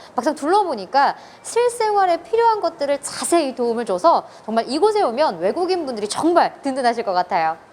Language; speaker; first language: Korean; native; Korean